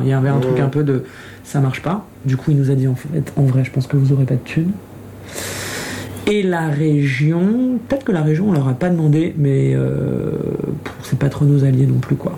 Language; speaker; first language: French; native; French